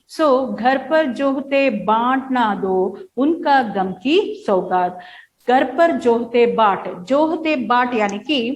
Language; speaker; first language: Hindi; non-native, local second language; Kannada